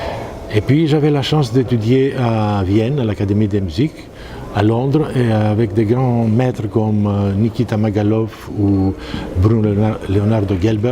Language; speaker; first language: French; non-native, fluent; Greek